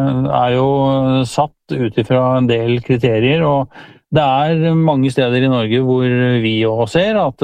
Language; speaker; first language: Norwegian; native; Norwegian